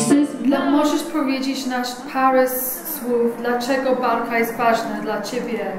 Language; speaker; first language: Polish; early bilingual, heritage; English